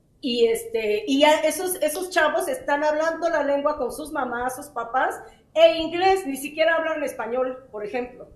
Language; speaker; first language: Spanish; non-native, local second language; Zapotec